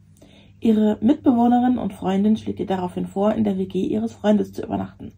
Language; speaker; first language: German; native; German